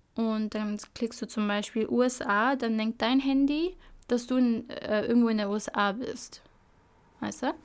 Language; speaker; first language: German; early bilingual, other home language; Albanian